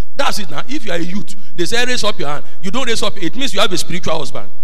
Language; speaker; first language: English; non-native, local second language; Yoruba